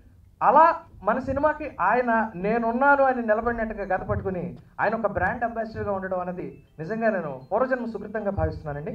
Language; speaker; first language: Telugu; native; Telugu